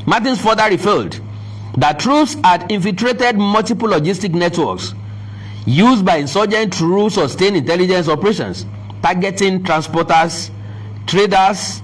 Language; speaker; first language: English; non-native, local second language; Yoruba